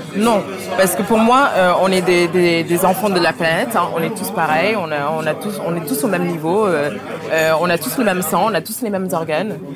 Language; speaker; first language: French; early bilingual, other home language; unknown